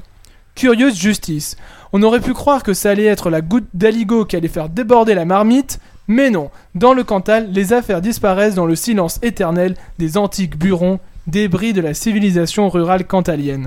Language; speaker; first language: French; native; French